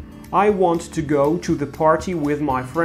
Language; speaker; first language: English; non-native, fluent; Russian